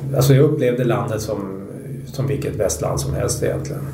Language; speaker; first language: Swedish; native; Swedish